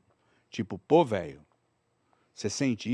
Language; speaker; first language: Portuguese; native; Portuguese